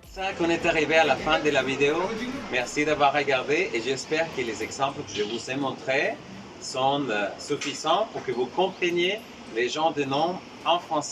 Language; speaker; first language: French; non-native, fluent; Spanish